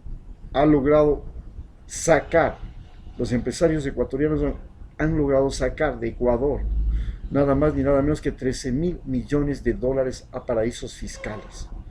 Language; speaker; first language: Spanish; native; Spanish